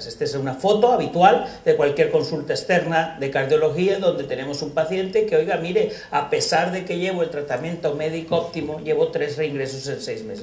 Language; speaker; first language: Spanish; native; Spanish